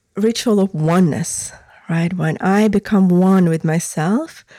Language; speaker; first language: English; non-native, fluent; Russian